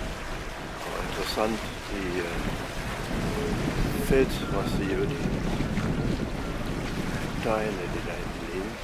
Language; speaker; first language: German; native; German